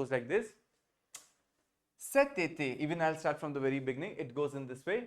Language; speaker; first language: English; non-native, local second language; Hindi